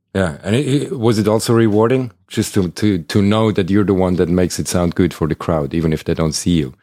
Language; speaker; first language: English; non-native, fluent; German